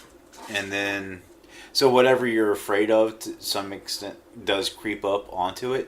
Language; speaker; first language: English; native; English